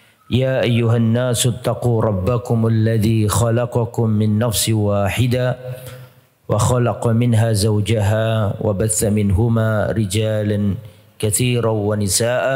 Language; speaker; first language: Arabic; non-native, fluent; Indonesian